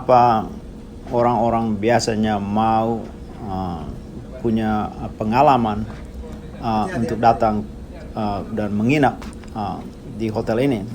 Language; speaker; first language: Indonesian; non-native, local second language; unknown